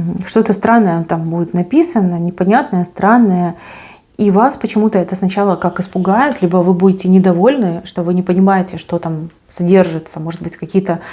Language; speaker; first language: Russian; native; Russian